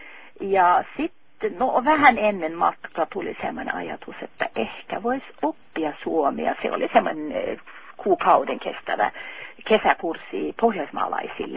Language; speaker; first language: Finnish; non-native, fluent; Norwegian